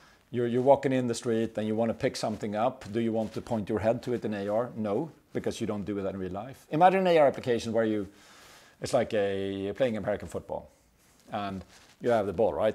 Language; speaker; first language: English; non-native, fluent; Swedish